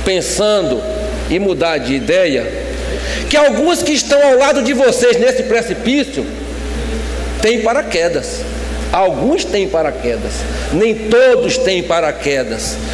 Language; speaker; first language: Portuguese; native; Portuguese